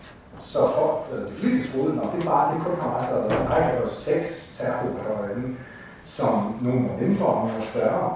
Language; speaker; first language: Danish; native; Danish